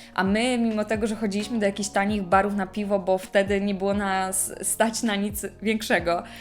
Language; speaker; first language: Polish; native; Polish